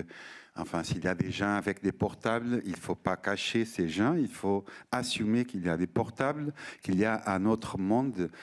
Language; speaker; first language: French; non-native, fluent; Portuguese